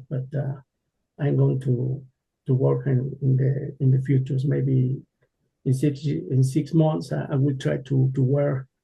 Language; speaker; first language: English; non-native, learner; Spanish